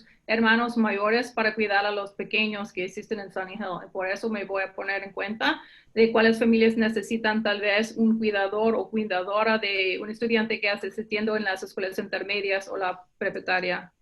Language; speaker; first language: Spanish; early bilingual, heritage; English